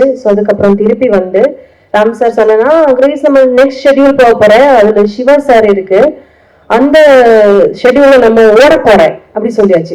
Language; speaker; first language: Tamil; non-native, learner; Malayalam